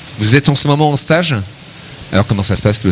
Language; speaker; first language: French; native; French